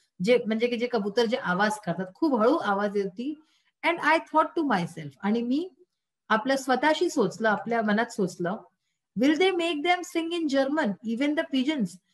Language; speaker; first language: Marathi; non-native, local second language; Hindi